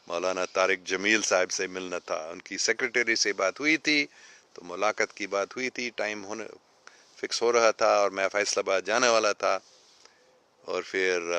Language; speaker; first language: Hindi; non-native, local second language; English